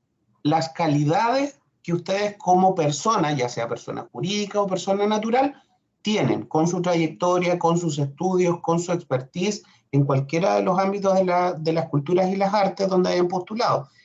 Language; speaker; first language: Spanish; native; Spanish